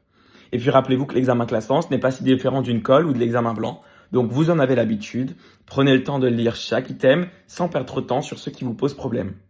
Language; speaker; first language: French; native; French